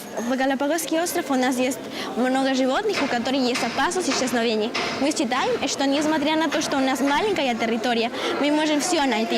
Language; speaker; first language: Russian; non-native, fluent; Spanish